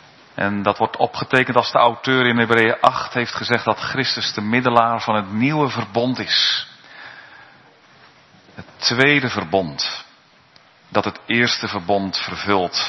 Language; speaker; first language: Dutch; native; Dutch